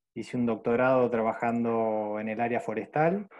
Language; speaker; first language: Spanish; native; Spanish